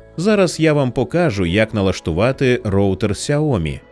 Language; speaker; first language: Ukrainian; native; Ukrainian